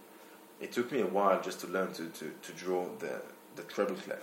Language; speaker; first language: English; non-native, fluent; Hebrew